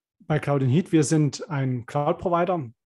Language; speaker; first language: German; native; German